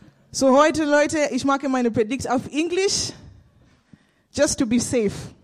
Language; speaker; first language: German; non-native, learner; Swahili